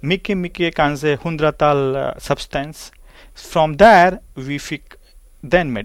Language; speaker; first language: Swedish; non-native, learner; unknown